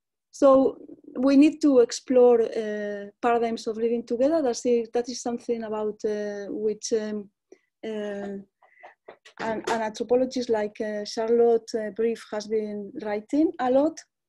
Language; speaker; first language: English; non-native, fluent; Spanish